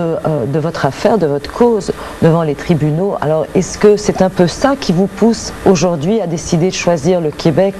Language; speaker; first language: French; native; French